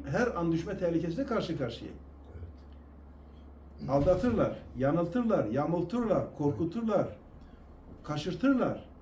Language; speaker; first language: Turkish; non-native, local second language; Kurdish